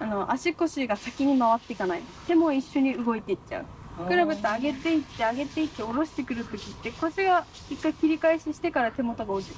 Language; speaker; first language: Japanese; native; Japanese